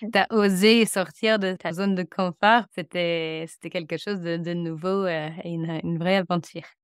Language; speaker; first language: French; non-native, fluent; English